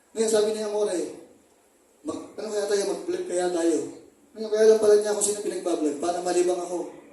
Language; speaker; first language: Filipino; native; Filipino